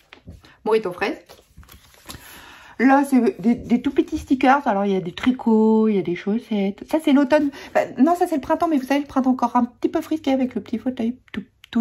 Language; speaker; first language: French; native; French